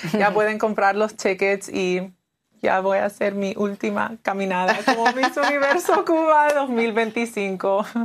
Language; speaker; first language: Spanish; early bilingual, heritage; Spanish